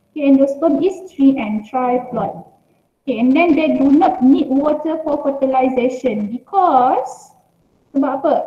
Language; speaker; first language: English; non-native, local second language; Malay